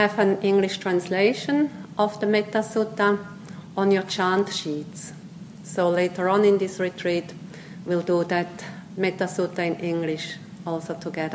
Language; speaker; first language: English; non-native, fluent; Swiss German